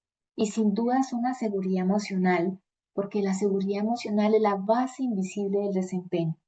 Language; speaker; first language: Spanish; native; Spanish